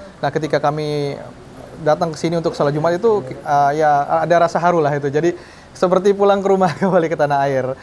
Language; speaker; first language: Indonesian; native; Indonesian